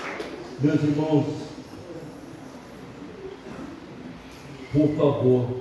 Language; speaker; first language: Portuguese; non-native, fluent; English